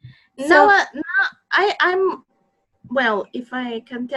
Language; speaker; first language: English; non-native, learner; Spanish